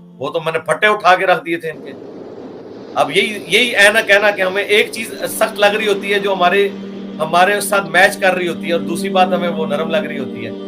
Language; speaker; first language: Urdu; non-native, local second language; Punjabi